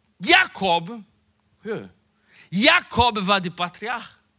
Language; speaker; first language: German; non-native, learner; Portuguese